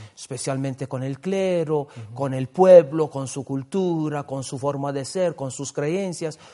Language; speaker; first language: Spanish; non-native, fluent; Maltese